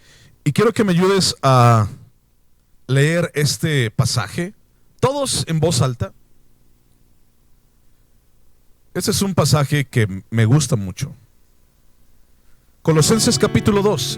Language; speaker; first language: Spanish; native; Spanish